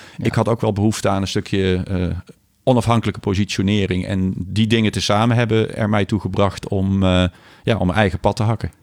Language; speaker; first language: Dutch; native; Dutch